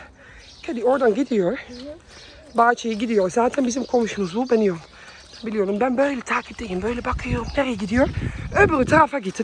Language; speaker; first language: Turkish; early bilingual, heritage; Turkish